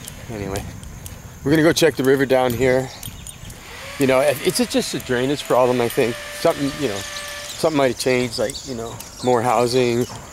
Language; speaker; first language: English; native; English